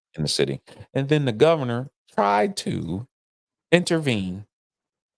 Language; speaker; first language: English; native; English